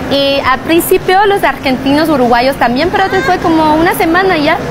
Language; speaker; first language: Spanish; non-native, fluent; Chinese